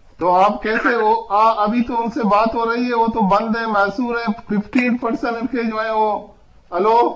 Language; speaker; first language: Urdu; non-native, local second language; Baluchi